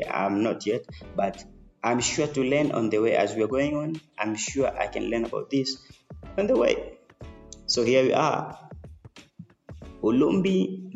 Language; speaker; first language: English; non-native, local second language; Swahili